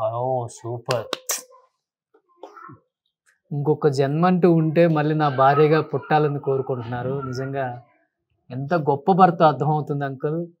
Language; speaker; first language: Telugu; native; Telugu